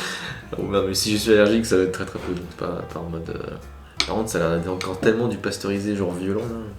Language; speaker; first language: French; native; French